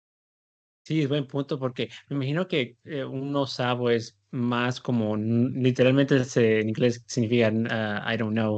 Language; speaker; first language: Spanish; early bilingual, heritage; Spanish